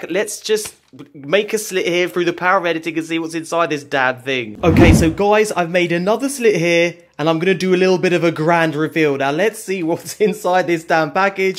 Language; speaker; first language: English; native; English